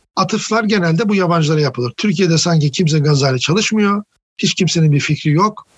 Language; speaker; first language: Turkish; native; Turkish